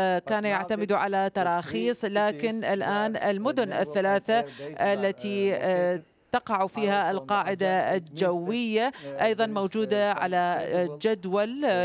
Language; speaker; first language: Arabic; non-native, fluent; Turkish